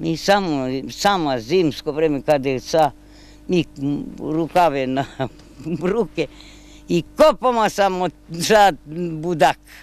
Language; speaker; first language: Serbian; non-native, local second language; Romanian